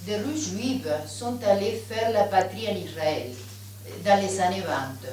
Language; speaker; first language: French; non-native, fluent; Spanish